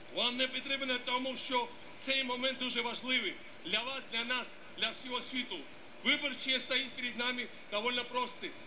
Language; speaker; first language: Ukrainian; non-native, fluent; Georgian